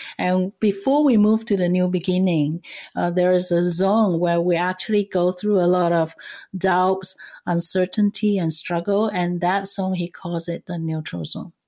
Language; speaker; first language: English; non-native, fluent; Cantonese